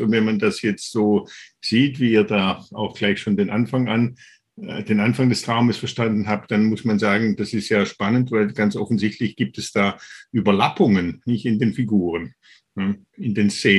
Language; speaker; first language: German; native; German